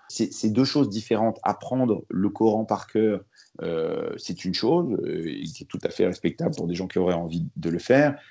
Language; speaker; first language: French; early bilingual, other home language; Arabic